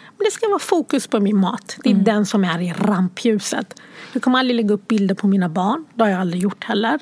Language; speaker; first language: Swedish; early bilingual, other home language; Arabic